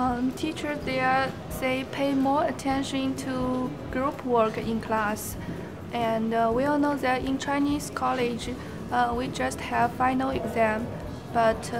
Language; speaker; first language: English; non-native, learner; Chinese